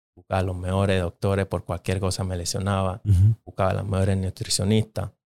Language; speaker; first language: Spanish; non-native, local second language; Jamaican Creole English